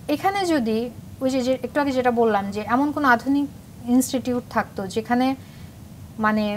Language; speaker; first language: Bangla; native; Bangla